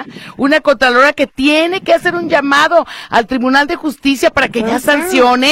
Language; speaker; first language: Spanish; native; Spanish